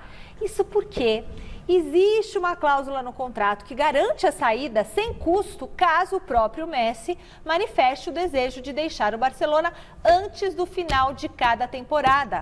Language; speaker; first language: Portuguese; native; Portuguese